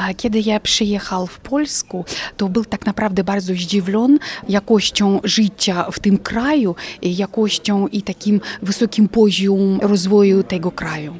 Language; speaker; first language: Polish; non-native, fluent; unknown